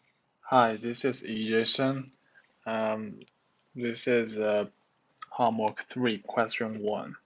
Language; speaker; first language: English; non-native, learner; Chinese